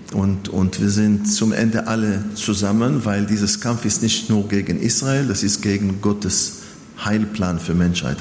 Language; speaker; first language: German; non-native, fluent; Hebrew